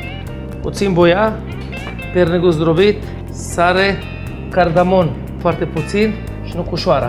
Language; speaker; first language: Romanian; non-native, learner; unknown